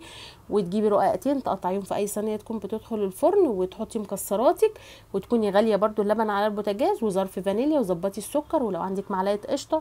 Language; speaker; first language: Arabic; native; Arabic